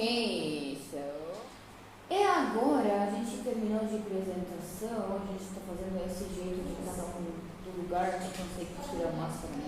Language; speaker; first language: Portuguese; non-native, fluent; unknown